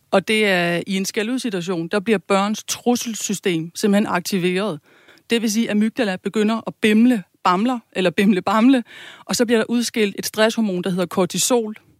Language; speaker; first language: Danish; native; Danish